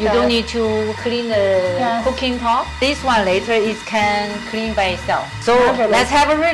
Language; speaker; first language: English; non-native, learner; Chinese